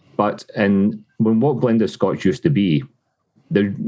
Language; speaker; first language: English; native; English